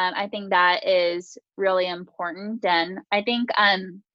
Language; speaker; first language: English; early bilingual, other home language; Japanese